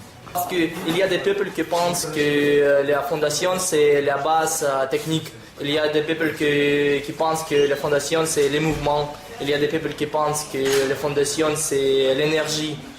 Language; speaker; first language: French; non-native, learner; Russian